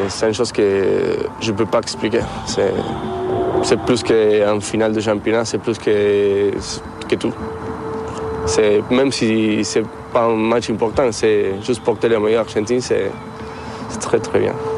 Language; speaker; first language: French; non-native, fluent; Spanish